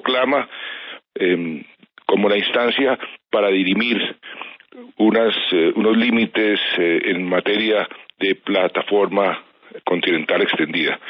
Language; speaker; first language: Spanish; native; Spanish